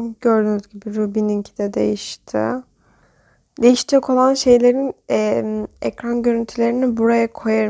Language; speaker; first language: Turkish; native; Turkish